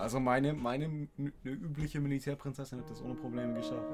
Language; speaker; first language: German; native; German